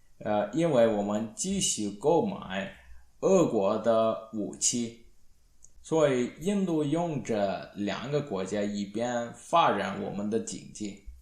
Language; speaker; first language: Chinese; non-native, learner; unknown